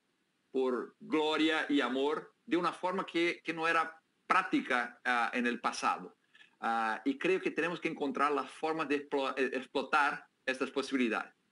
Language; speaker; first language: Spanish; non-native, fluent; Portuguese